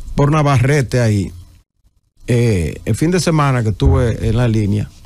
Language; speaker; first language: Spanish; native; Spanish